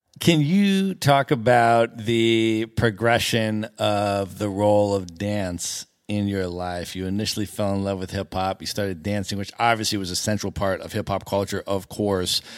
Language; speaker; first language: English; native; English